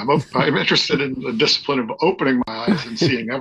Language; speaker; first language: English; native; English